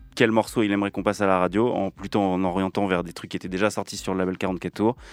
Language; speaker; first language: French; native; French